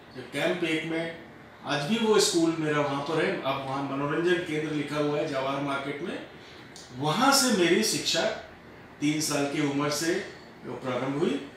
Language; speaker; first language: Hindi; native; Hindi